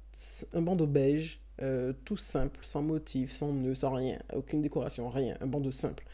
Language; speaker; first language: French; native; French